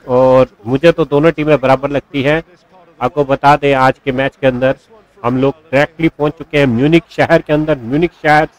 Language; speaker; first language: Hindi; native; Hindi